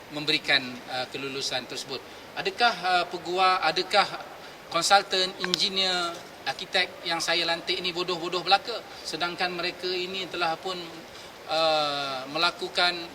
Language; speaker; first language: Malay; native; Malay